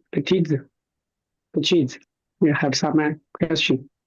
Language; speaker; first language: English; non-native, learner; Chinese